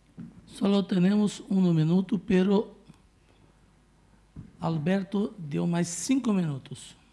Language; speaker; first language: Spanish; non-native, learner; Portuguese